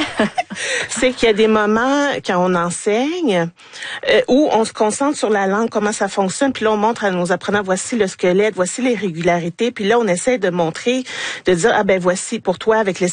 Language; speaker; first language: French; native; French